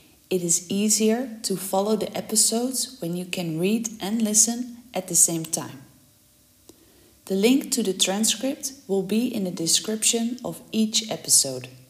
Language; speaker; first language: English; non-native, fluent; Dutch